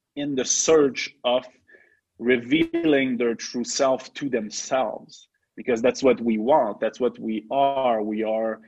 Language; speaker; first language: English; non-native, fluent; French